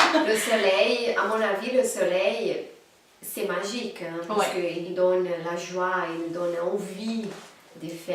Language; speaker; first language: French; non-native, fluent; Portuguese